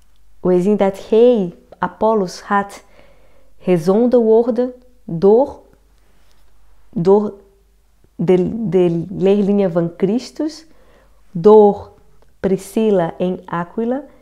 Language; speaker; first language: Dutch; non-native, learner; Portuguese